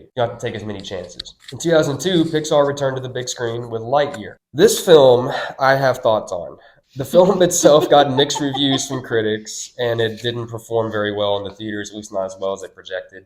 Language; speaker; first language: English; native; English